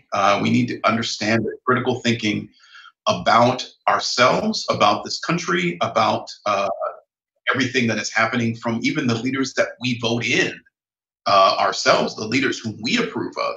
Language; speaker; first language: English; native; English